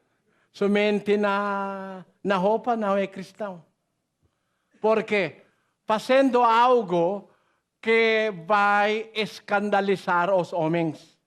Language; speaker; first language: Portuguese; non-native, learner; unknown